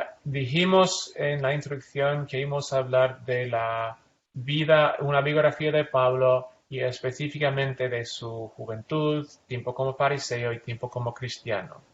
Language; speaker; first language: Spanish; non-native, fluent; English